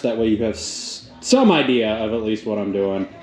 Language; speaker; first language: English; native; English